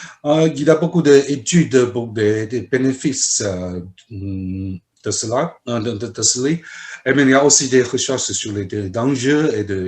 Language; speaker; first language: French; non-native, fluent; Chinese